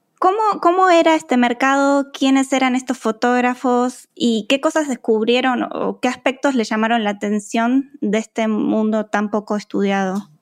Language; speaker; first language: Spanish; native; Spanish